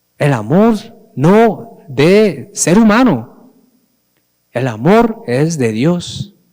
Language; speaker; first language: Spanish; non-native, fluent; Korean